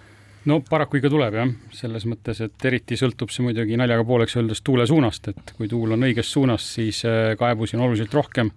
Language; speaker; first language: Estonian; native; Estonian